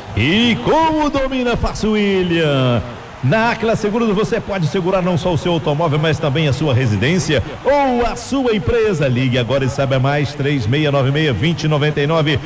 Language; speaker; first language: Portuguese; native; Portuguese